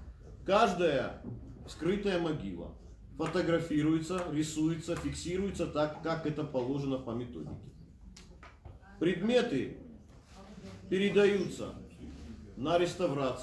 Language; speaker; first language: Russian; native; Russian